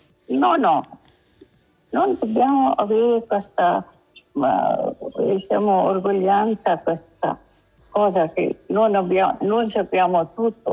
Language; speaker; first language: Italian; non-native, learner; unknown